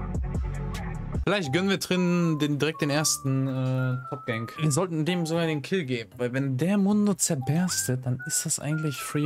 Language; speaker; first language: German; native; German